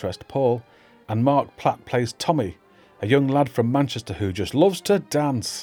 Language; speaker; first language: English; native; English